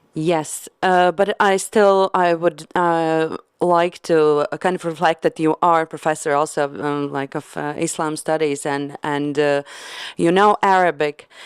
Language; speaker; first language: English; non-native, fluent; Latvian